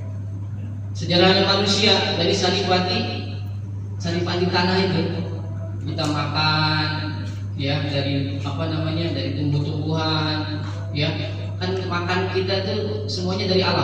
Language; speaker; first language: Indonesian; native; Indonesian